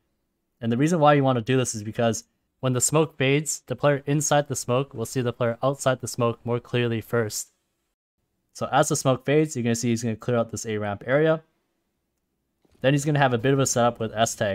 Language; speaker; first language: English; native; English